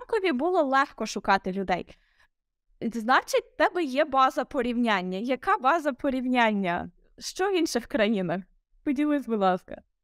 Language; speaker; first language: Ukrainian; native; Ukrainian